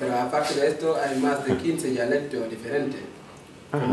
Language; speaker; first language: Spanish; non-native, local second language; Wolof